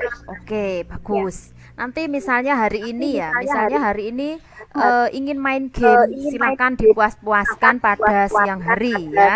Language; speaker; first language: Indonesian; native; Indonesian